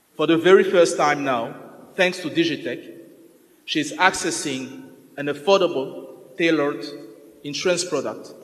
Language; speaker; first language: English; non-native, fluent; French